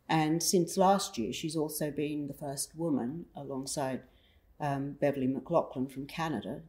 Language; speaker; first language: English; native; English